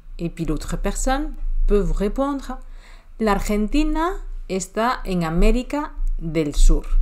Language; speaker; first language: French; non-native, fluent; Spanish